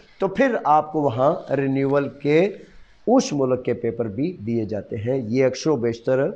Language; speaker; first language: Urdu; non-native, local second language; Punjabi